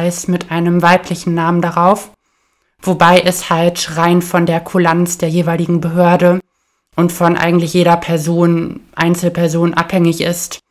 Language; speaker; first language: German; native; German